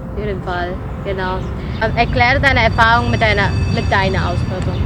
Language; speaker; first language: German; non-native, fluent; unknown